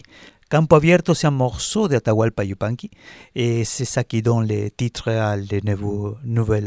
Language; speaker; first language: French; non-native, learner; Spanish